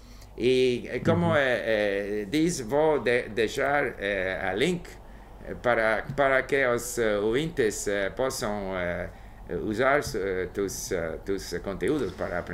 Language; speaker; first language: Portuguese; non-native, learner; English